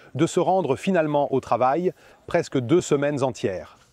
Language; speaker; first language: French; non-native, fluent; German